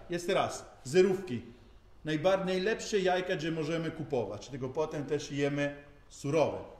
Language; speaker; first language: Polish; non-native, learner; Italian